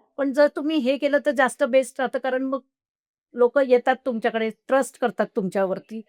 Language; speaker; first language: Marathi; non-native, local second language; Marwari